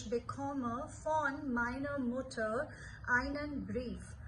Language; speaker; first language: German; non-native, fluent; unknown